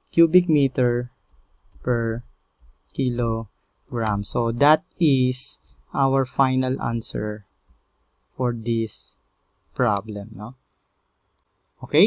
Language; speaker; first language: English; non-native, local second language; Filipino